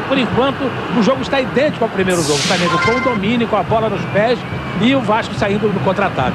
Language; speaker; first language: Portuguese; native; Portuguese